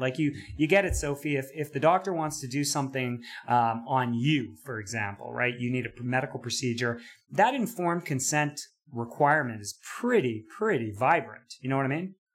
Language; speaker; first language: English; native; English